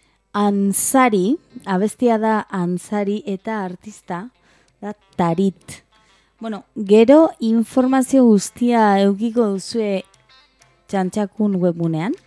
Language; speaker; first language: Basque; non-native, local second language; Spanish